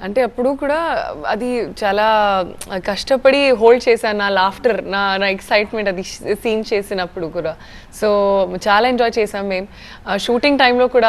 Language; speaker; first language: Telugu; non-native, fluent; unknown